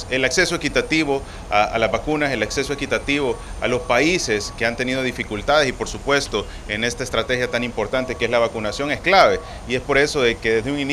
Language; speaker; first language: Spanish; native; Spanish